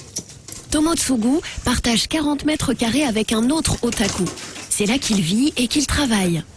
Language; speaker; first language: French; native; French